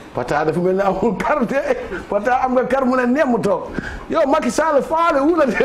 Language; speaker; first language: Wolof; native; Wolof